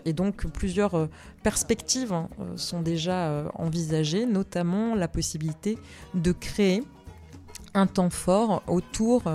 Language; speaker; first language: French; native; French